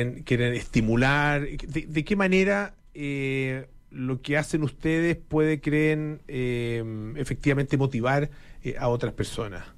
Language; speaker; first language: Spanish; native; Spanish